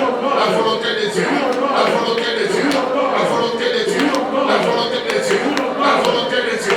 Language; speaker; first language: French; non-native, local second language; Lingala